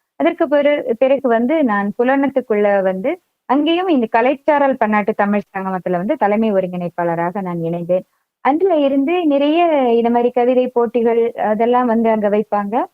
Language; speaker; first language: Tamil; non-native, local second language; Malayalam